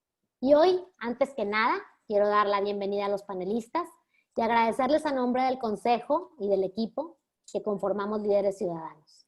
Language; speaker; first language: Spanish; native; Spanish